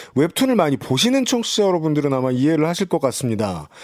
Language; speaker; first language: Korean; native; Korean